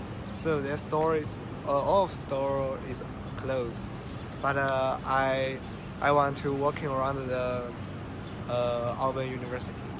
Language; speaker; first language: English; non-native, learner; Chinese